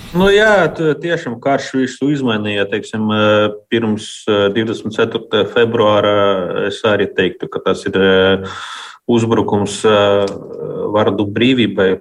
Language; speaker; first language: Latvian; non-native, local second language; Russian